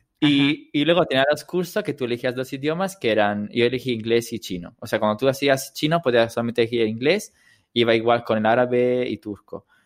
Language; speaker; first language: Spanish; non-native, fluent; Italian